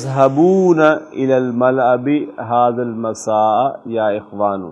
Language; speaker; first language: Arabic; non-native, fluent; Urdu